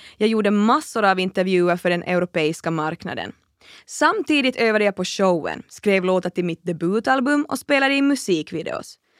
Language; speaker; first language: Swedish; native; Swedish